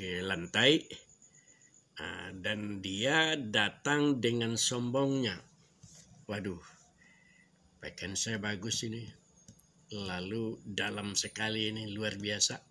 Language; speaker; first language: Indonesian; non-native, local second language; Minangkabau